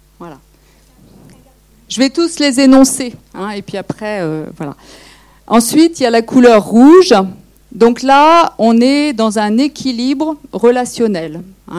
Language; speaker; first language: French; native; French